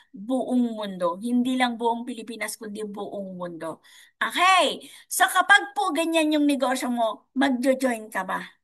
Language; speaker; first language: Filipino; non-native, local second language; Iloko